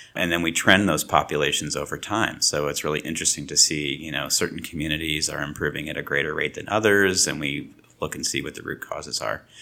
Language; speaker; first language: English; native; English